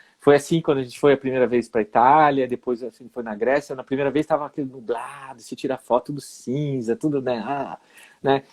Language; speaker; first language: Portuguese; native; Portuguese